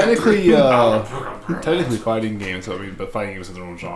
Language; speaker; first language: English; native; English